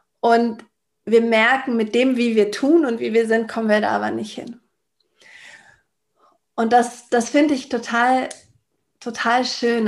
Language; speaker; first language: German; native; German